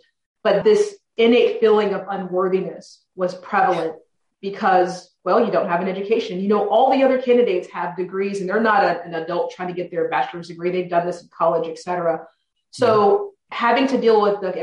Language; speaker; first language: English; native; English